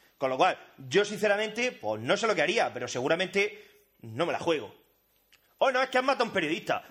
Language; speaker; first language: Spanish; native; Spanish